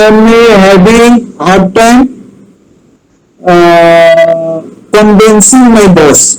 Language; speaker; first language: English; non-native, learner; Bangla